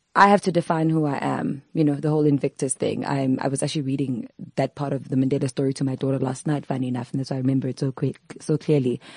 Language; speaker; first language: English; non-native, local second language; Zulu